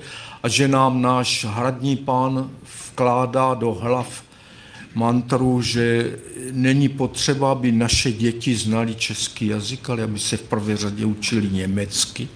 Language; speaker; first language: Czech; native; Czech